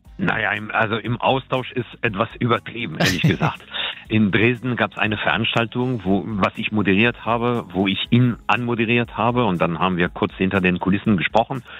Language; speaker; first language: German; non-native, fluent; French